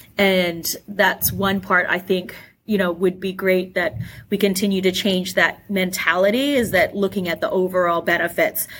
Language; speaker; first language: English; native; English